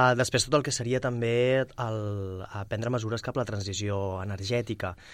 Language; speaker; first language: Catalan; native; Catalan